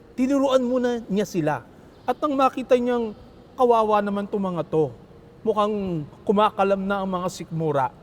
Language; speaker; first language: Filipino; native; Filipino